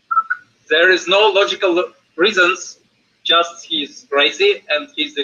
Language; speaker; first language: English; non-native, fluent; Russian